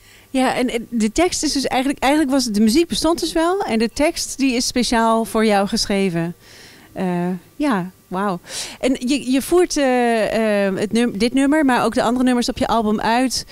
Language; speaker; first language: Dutch; native; Dutch